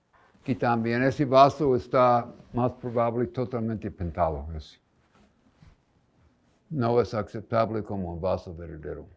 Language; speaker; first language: Spanish; non-native, fluent; English